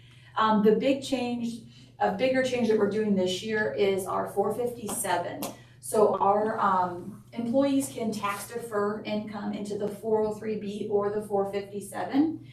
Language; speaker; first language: English; native; English